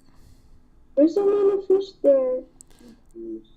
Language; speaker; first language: English; non-native, learner; Filipino